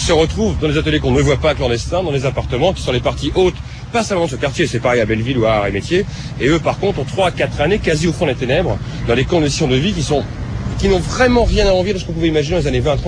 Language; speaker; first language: French; native; French